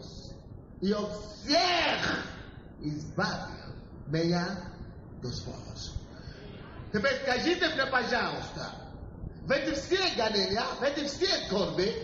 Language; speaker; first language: Russian; non-native, fluent; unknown